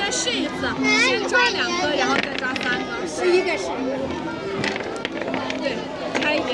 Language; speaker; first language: Chinese; native; Chinese